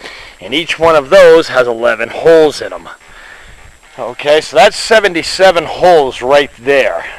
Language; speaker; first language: English; native; English